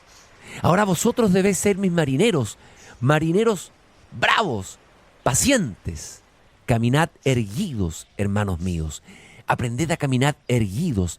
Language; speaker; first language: Spanish; native; Spanish